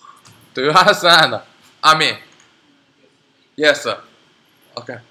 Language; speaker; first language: English; non-native, learner; Chinese